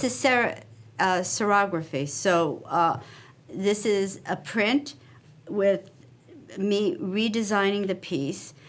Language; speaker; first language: English; native; English